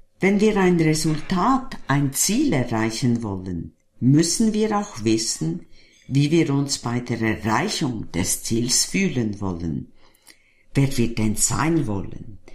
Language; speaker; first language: German; native; German